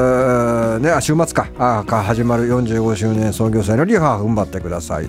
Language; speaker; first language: Japanese; native; Japanese